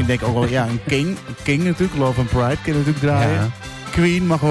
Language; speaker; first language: Dutch; native; Dutch